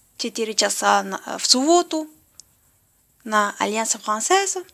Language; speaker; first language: Russian; non-native, learner; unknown